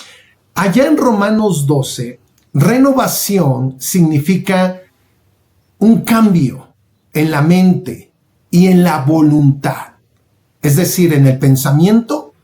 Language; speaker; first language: Spanish; native; Spanish